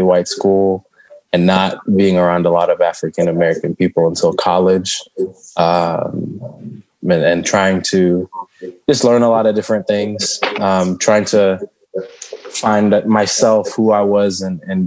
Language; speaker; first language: English; early bilingual, other home language; Shona